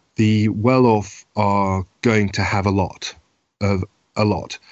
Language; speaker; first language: English; native; English